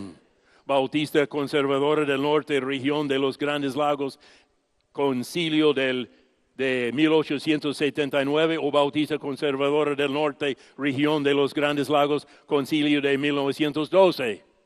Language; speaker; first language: Spanish; non-native, fluent; English